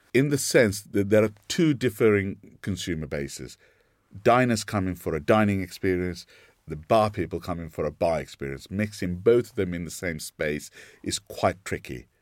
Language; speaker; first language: English; non-native, local second language; Sinhala